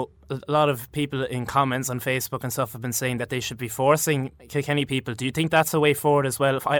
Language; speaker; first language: English; native; English